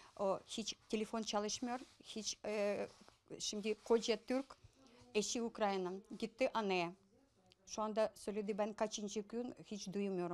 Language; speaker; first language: Turkish; non-native, learner; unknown